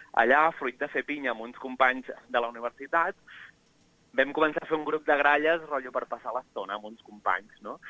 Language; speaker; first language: Catalan; native; Catalan